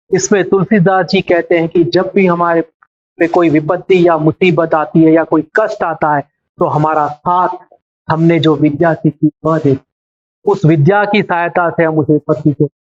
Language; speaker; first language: Hindi; non-native, local second language; Telugu